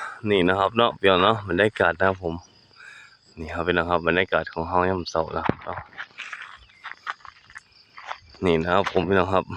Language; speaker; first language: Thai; non-native, local second language; Northeastern Thai